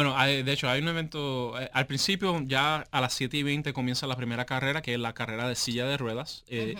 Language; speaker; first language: Spanish; native; Spanish